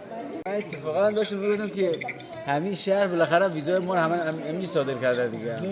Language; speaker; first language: Persian; native; Persian